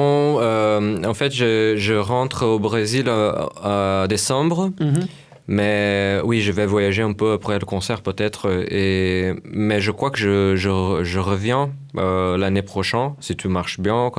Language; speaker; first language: French; non-native, fluent; Portuguese